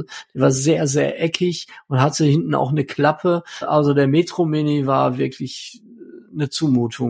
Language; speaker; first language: German; native; German